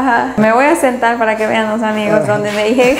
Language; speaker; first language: Spanish; native; Spanish